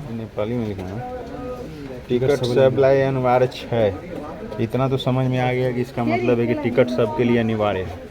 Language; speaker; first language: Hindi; native; Hindi